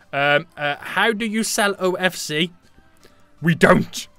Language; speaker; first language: English; native; English